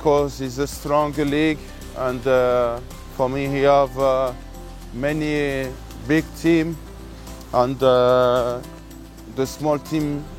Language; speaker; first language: English; non-native, learner; French